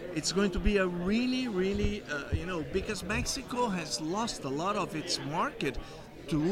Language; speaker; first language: English; non-native, fluent; Portuguese